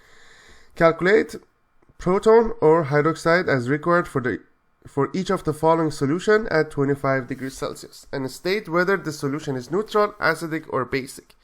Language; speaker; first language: English; non-native, fluent; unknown